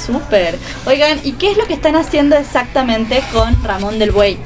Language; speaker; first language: Spanish; native; Spanish